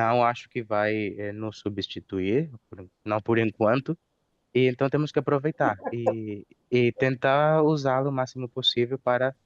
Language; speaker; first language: Portuguese; non-native, fluent; Spanish